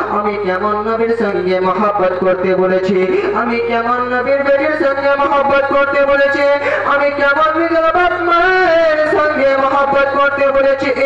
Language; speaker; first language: Bangla; non-native, local second language; Urdu